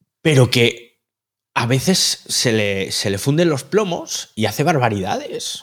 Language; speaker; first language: Spanish; native; Spanish